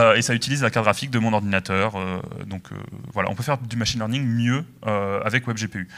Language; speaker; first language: French; native; French